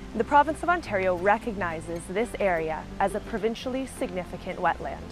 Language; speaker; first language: English; native; English